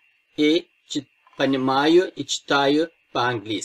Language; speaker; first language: Russian; non-native, fluent; Turkish